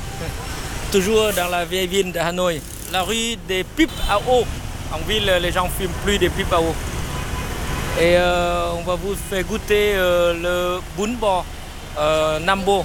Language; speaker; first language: French; non-native, learner; Vietnamese